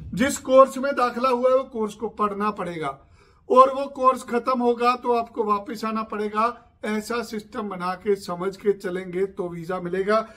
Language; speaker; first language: Hindi; non-native, local second language; Punjabi